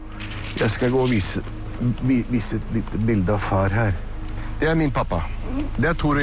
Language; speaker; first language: Norwegian; early bilingual, heritage; Spanish